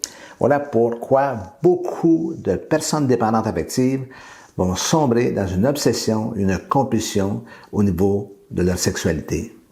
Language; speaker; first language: French; native; French